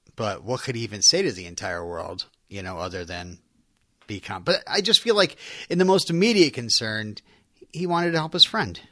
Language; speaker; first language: English; native; English